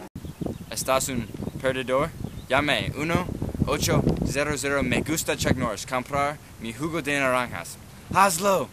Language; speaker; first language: Spanish; non-native, learner; English